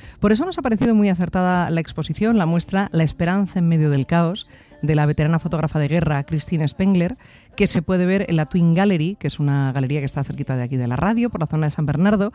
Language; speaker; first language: Spanish; native; Spanish